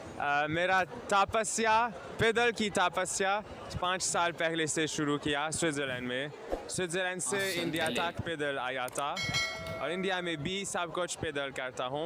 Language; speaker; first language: Hindi; non-native, learner; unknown